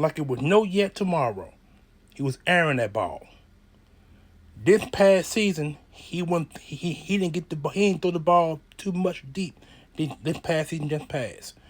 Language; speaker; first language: English; native; English